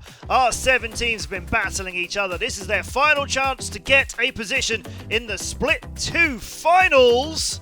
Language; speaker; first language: English; native; English